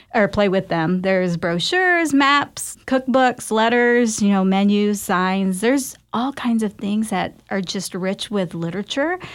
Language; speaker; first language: English; native; English